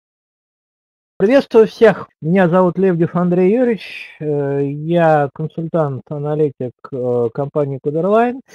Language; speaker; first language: Russian; native; Russian